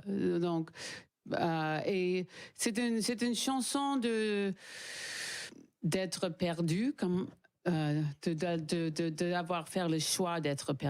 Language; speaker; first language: French; non-native, learner; English